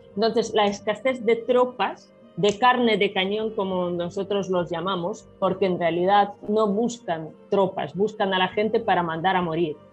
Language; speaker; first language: Spanish; non-native, fluent; Ukrainian